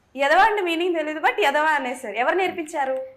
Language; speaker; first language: Telugu; native; Telugu